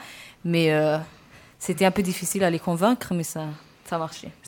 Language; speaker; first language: French; non-native, fluent; Arabic